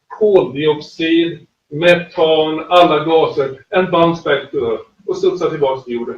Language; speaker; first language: Swedish; native; Swedish